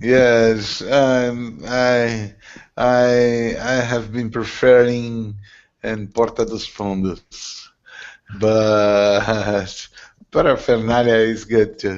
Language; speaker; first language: English; non-native, learner; Portuguese